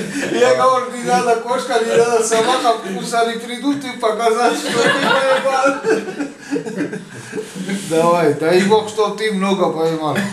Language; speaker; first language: Russian; non-native, learner; Georgian